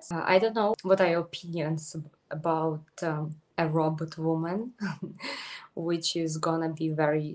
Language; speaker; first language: English; non-native, fluent; Ukrainian